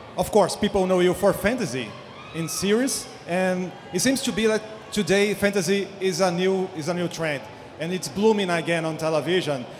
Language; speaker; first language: English; non-native, fluent; Portuguese